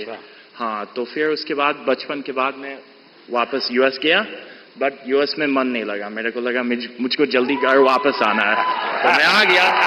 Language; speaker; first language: Hindi; early bilingual, heritage; Hindi